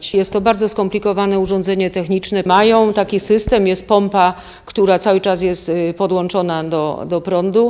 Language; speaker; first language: Polish; native; Polish